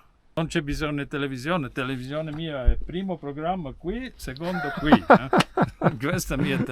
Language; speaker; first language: Italian; non-native, fluent; German